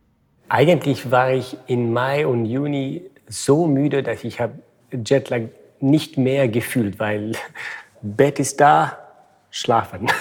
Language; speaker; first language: German; non-native, fluent; French